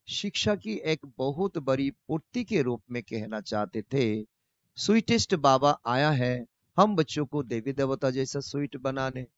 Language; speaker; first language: Hindi; non-native, local second language; Bangla